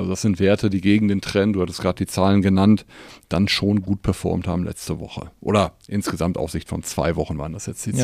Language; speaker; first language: German; native; German